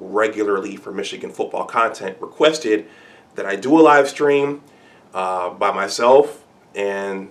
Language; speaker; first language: English; native; English